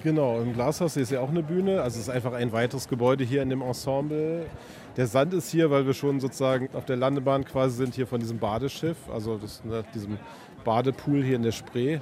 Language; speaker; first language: German; native; German